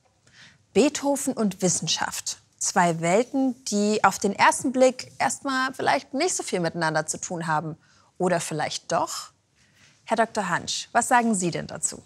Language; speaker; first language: German; native; German